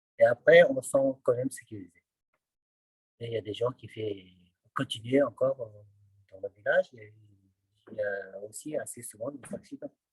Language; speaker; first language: French; non-native, fluent; Nepali